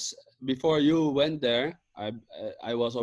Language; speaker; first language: English; non-native, fluent; Dutch